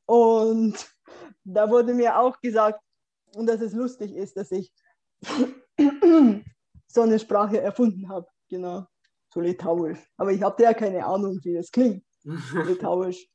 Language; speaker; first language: German; non-native, fluent; Bulgarian